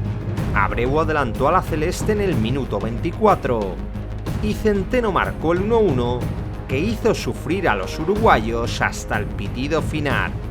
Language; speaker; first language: Spanish; native; Spanish